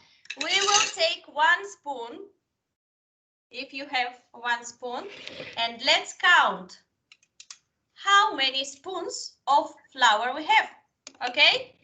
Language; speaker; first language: English; non-native, fluent; Spanish